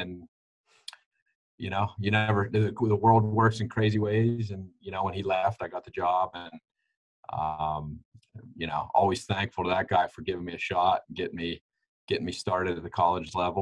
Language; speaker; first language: English; native; English